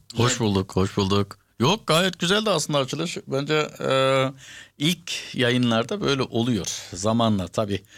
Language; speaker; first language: Turkish; early bilingual, heritage; Turkish